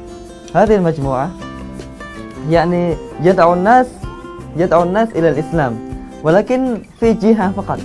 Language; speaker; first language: Arabic; non-native, fluent; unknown